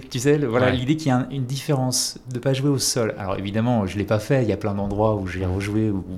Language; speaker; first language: French; native; French